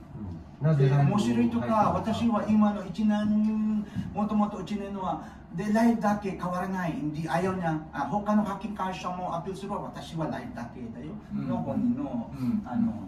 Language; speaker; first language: Japanese; non-native, learner; Filipino